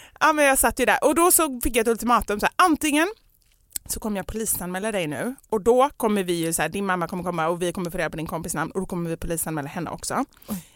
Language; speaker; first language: Swedish; native; Swedish